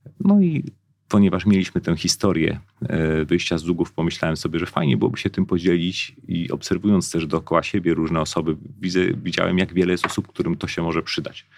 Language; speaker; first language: Polish; native; Polish